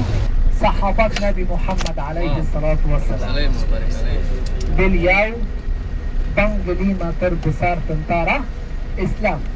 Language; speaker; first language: Indonesian; non-native, fluent; Arabic